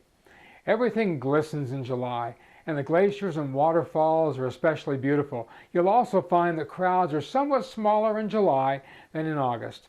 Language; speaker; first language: English; native; English